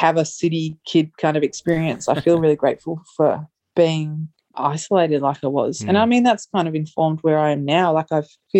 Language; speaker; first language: English; native; English